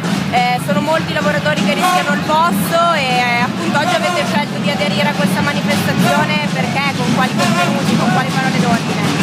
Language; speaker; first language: Italian; native; Italian